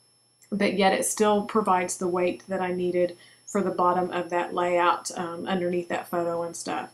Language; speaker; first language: English; native; English